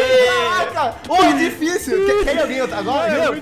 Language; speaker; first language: Portuguese; native; Portuguese